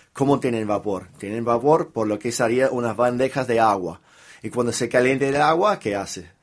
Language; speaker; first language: Spanish; non-native, fluent; English